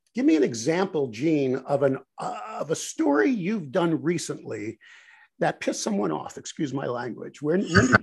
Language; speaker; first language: English; native; English